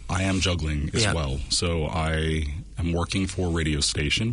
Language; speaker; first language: English; native; English